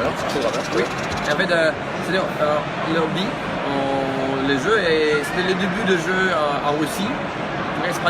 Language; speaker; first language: French; non-native, learner; Russian